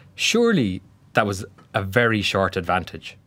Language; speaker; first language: English; native; English